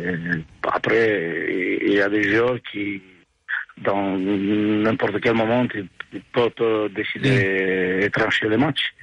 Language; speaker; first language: French; non-native, fluent; Romanian